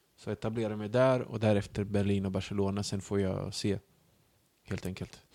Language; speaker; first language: Swedish; early bilingual, other home language; Bosnian